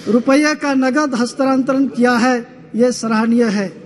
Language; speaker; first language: Hindi; native; Hindi